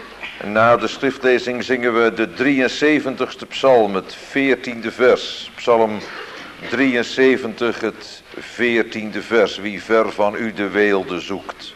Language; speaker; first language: Dutch; native; Dutch